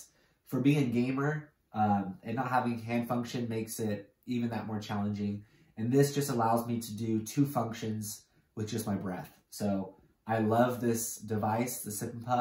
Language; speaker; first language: English; native; English